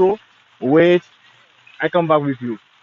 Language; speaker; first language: English; non-native, learner; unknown